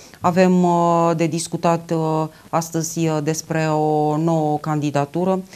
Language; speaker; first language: Romanian; native; Romanian